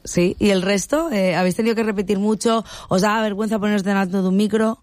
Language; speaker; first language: Spanish; native; Spanish